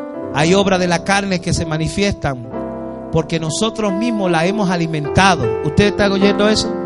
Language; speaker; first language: Spanish; native; Spanish